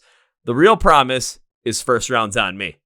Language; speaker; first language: English; native; English